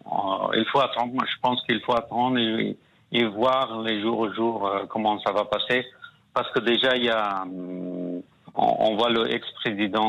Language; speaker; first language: French; non-native, fluent; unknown